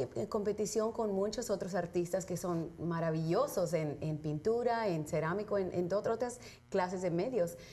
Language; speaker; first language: Spanish; early bilingual, heritage; Spanish